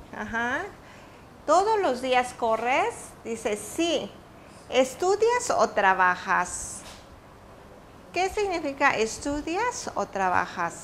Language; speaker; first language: Spanish; native; Spanish